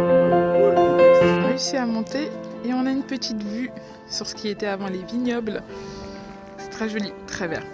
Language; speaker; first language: French; native; French